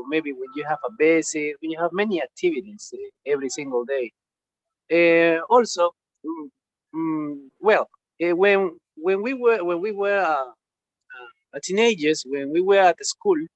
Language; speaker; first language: English; non-native, learner; Spanish